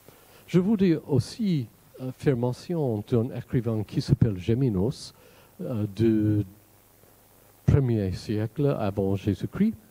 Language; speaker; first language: French; non-native, fluent; English